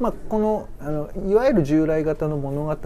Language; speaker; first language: Japanese; native; Japanese